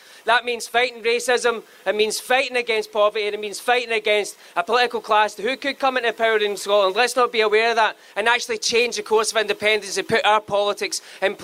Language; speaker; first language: English; native; English